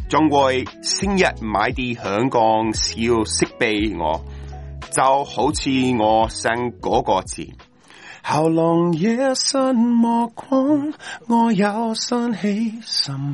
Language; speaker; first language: Cantonese; non-native, learner; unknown